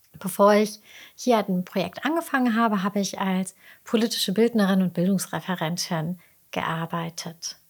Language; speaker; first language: German; native; German